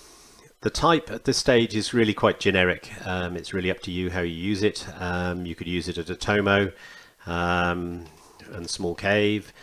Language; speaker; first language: English; native; English